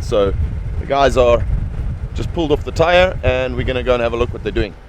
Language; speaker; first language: English; native; English